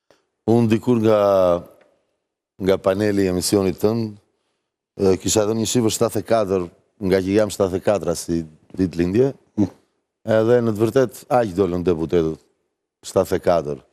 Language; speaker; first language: Albanian; native; Albanian